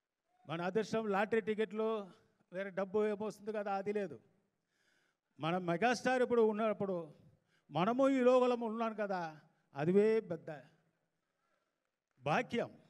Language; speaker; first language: Telugu; non-native, fluent; Tamil